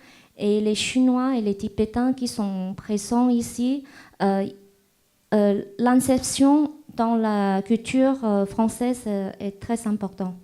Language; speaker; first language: French; non-native, fluent; Chinese